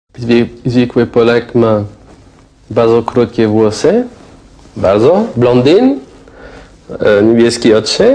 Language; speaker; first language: Polish; non-native, learner; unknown